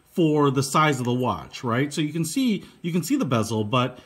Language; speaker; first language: English; native; English